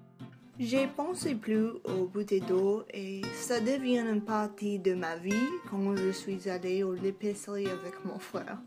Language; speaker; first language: French; non-native, local second language; English